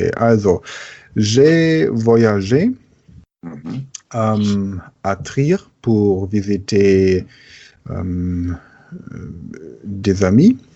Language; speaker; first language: French; non-native, learner; German